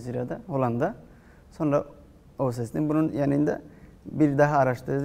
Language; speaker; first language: Turkish; non-native, fluent; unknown